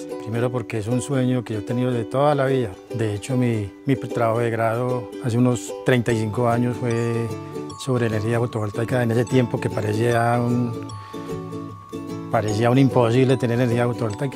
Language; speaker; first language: Spanish; native; Spanish